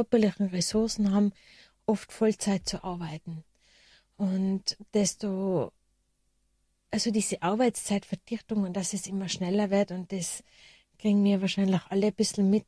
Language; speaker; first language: German; native; German